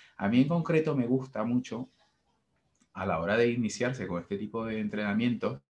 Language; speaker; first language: Spanish; native; Spanish